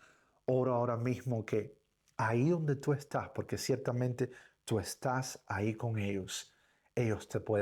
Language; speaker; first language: Spanish; native; Spanish